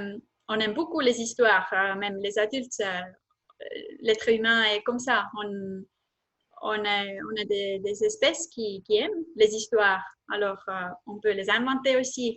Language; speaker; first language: French; non-native, fluent; Estonian